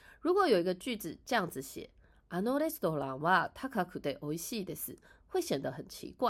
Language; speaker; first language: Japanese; non-native, fluent; Chinese